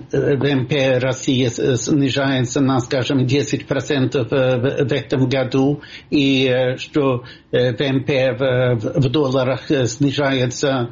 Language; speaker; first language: Russian; non-native, fluent; Swedish